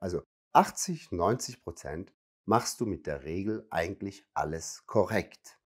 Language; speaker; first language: German; non-native, fluent; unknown